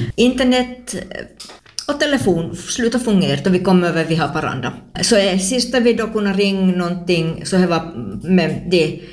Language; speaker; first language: Swedish; native; Swedish